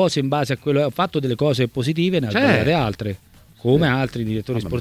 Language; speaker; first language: Italian; native; Italian